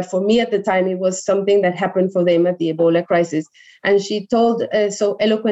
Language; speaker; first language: English; non-native, fluent; Spanish